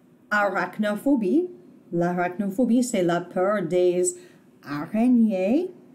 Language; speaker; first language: French; non-native, fluent; English